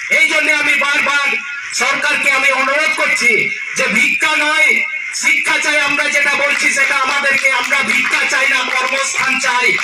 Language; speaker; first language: Bangla; non-native, local second language; Santali